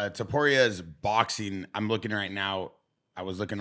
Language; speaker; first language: English; native; English